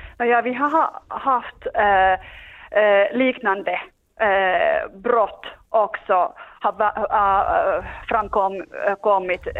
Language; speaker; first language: Swedish; non-native, local second language; Finnish